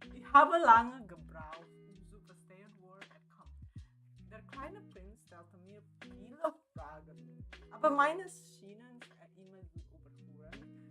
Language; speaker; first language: German; non-native, learner; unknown